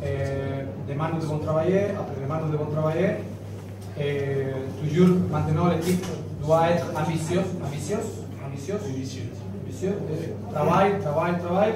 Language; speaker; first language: French; non-native, learner; Spanish